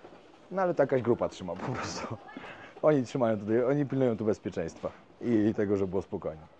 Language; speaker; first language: Polish; native; Polish